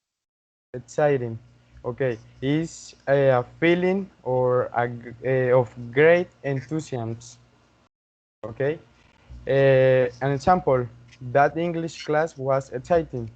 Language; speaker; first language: English; non-native, learner; Spanish